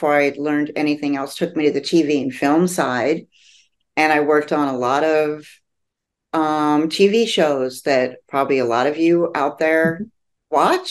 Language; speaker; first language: English; native; English